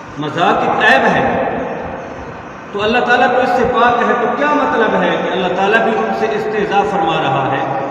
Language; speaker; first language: Urdu; non-native, local second language; Punjabi